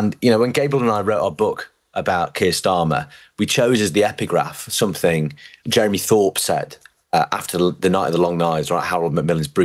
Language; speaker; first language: English; native; English